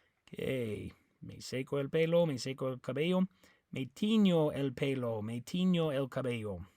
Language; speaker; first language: Spanish; non-native, fluent; English